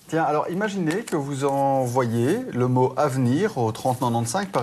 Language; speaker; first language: French; native; French